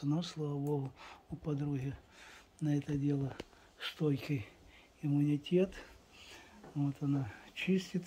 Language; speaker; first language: Russian; native; Russian